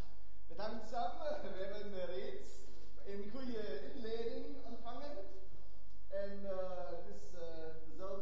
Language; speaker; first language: German; non-native, learner; Dutch